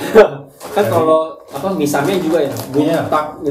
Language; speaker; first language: Indonesian; native; Indonesian